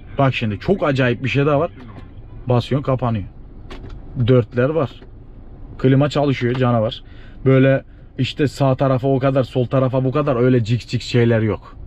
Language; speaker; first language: Turkish; native; Turkish